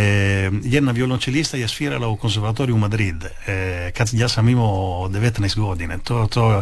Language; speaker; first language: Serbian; early bilingual, heritage; Italian